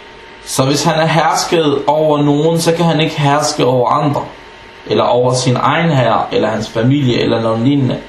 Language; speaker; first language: Danish; non-native, fluent; Arabic